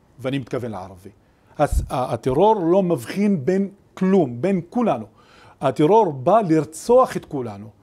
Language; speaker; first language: Hebrew; non-native, local second language; Arabic